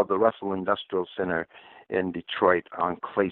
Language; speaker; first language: English; native; English